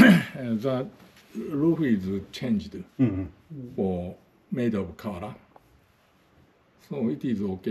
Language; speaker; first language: English; non-native, learner; Japanese